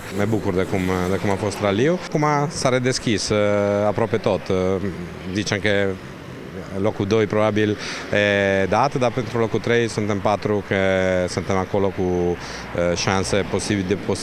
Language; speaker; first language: Romanian; non-native, fluent; Italian